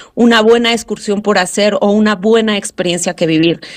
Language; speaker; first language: Spanish; native; Spanish